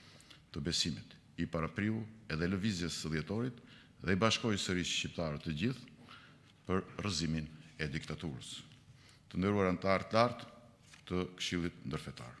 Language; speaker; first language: Albanian; native; Albanian